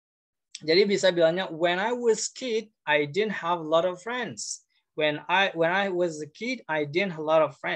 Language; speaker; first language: English; non-native, fluent; Indonesian